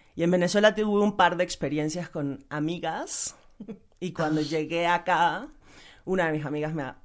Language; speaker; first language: Spanish; native; Spanish